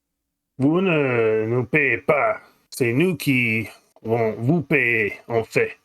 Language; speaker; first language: French; non-native, fluent; English